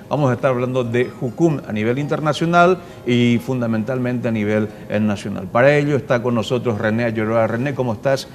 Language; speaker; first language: Spanish; native; Spanish